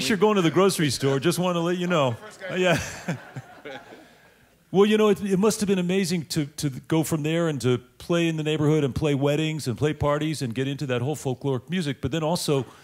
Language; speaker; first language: English; native; English